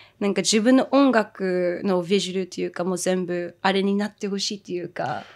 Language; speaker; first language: Japanese; early bilingual, heritage; Japanese